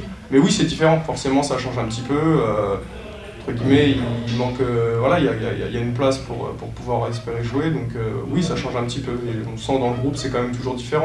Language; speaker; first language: French; native; French